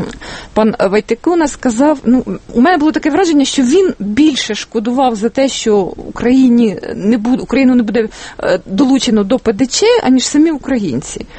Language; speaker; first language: Ukrainian; native; Ukrainian